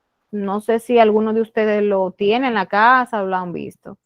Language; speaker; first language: Spanish; native; Spanish